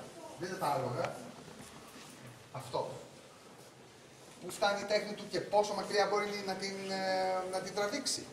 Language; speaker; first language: Greek; native; Greek